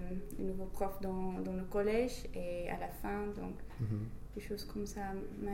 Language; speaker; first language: French; non-native, fluent; English